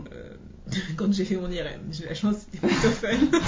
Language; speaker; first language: French; native; French